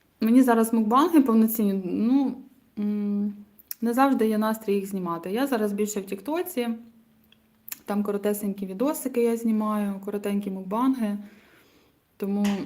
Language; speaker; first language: Ukrainian; non-native, local second language; Russian